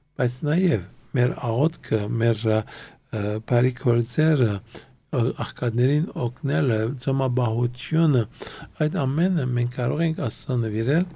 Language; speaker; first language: Armenian; early bilingual, heritage; Armenian